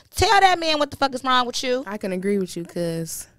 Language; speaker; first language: English; native; English